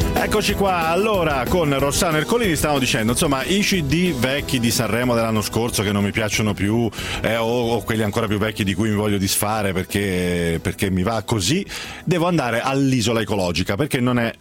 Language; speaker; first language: Italian; native; Italian